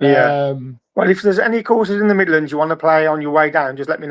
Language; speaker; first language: English; native; English